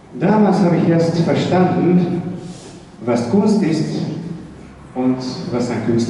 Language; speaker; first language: German; non-native, fluent; Slovenian